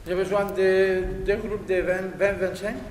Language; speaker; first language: French; non-native, fluent; Catalan